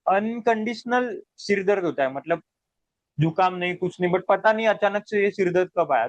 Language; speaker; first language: Hindi; non-native, local second language; Marathi